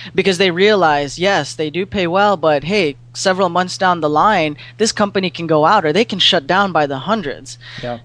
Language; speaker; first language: English; non-native, local second language; Filipino